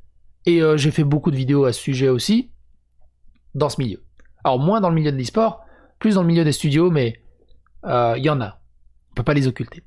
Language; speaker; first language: French; native; French